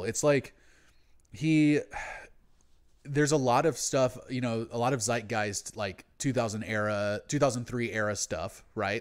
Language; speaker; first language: English; native; English